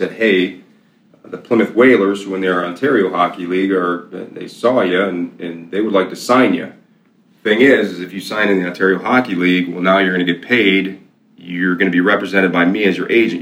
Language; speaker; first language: English; native; English